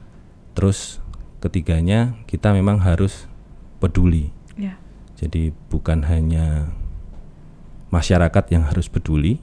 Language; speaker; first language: Indonesian; native; Indonesian